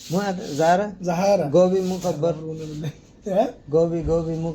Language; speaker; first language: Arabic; non-native, learner; Bangla